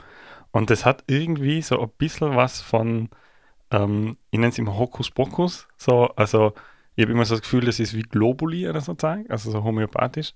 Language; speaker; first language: German; native; German